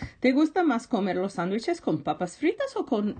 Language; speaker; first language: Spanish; non-native, fluent; English